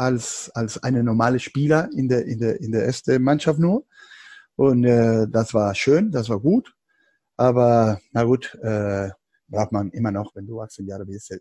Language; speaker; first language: German; non-native, fluent; Spanish